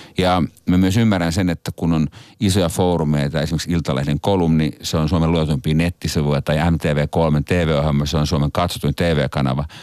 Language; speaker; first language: Finnish; native; Finnish